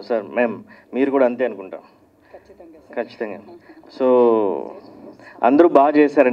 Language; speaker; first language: Telugu; native; Telugu